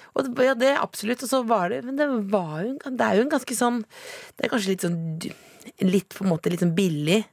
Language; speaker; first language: Norwegian; native; Norwegian